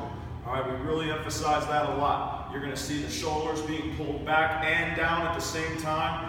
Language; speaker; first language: English; native; English